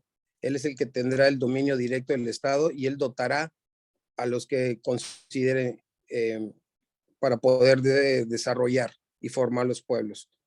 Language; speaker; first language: Spanish; native; Spanish